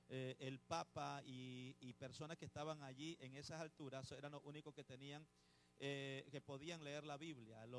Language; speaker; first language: Spanish; native; Spanish